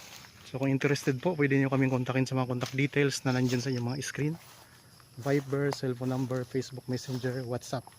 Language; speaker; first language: Filipino; native; Filipino